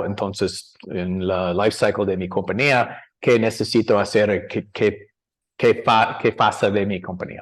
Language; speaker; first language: Spanish; non-native, learner; English